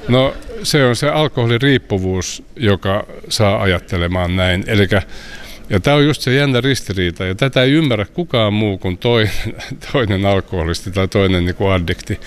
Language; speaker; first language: Finnish; native; Finnish